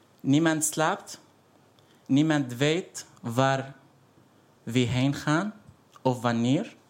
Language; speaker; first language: Dutch; non-native, fluent; Arabic